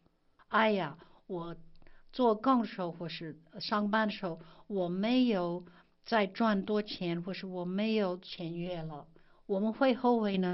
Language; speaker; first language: Chinese; non-native, fluent; English